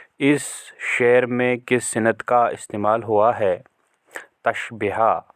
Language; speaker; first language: Urdu; non-native, local second language; Kashmiri